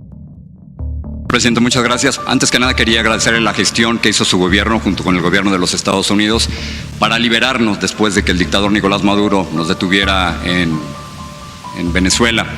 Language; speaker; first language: Spanish; native; Spanish